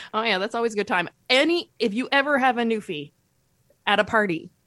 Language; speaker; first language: English; native; English